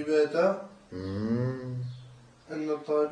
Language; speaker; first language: Arabic; non-native, learner; French